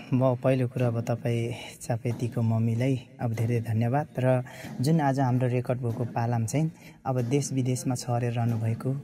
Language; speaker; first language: Nepali; non-native, local second language; Limbu